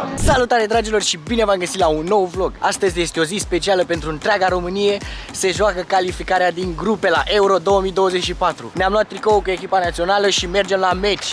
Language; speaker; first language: Romanian; native; Romanian